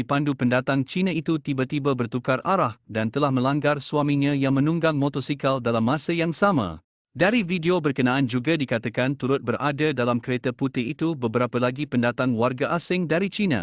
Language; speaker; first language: Malay; native; Malay